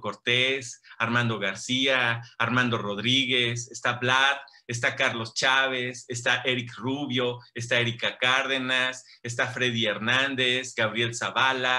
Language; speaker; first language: Spanish; native; Spanish